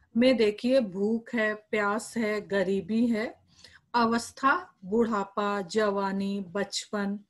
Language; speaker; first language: Hindi; native; Hindi